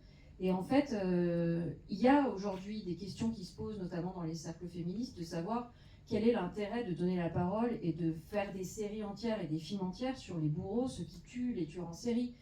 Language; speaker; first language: French; native; French